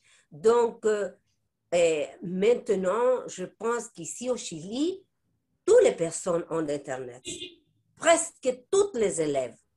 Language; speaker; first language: French; non-native, fluent; Spanish